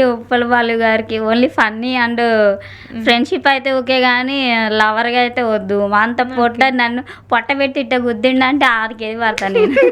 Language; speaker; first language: Telugu; native; Telugu